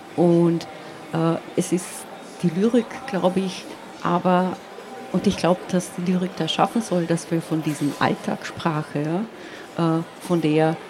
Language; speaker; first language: German; non-native, local second language; Slovenian